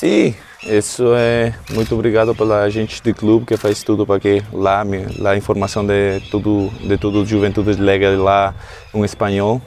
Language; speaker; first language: Portuguese; non-native, learner; Spanish